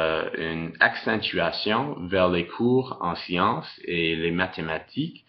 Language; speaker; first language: French; non-native, local second language; English